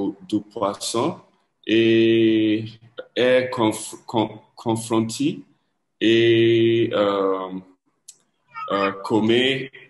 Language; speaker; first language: French; non-native, learner; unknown